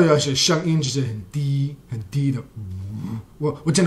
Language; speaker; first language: Chinese; non-native, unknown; English